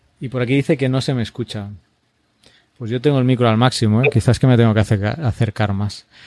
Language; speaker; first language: Spanish; native; Spanish